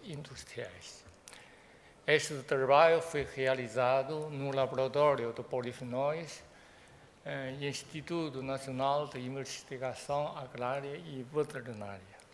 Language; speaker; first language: Portuguese; non-native, fluent; Chinese